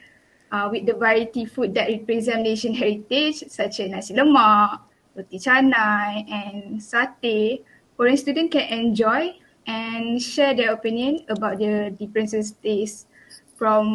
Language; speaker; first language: English; non-native, local second language; Malay